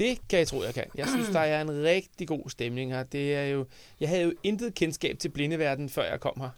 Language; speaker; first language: Danish; native; Danish